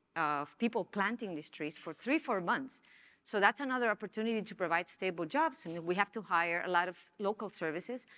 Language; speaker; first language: English; non-native, fluent; Spanish